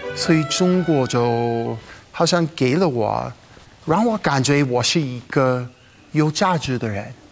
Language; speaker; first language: Chinese; non-native, fluent; English